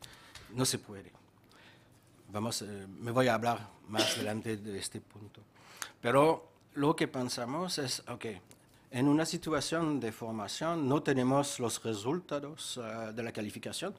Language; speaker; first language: Spanish; non-native, fluent; French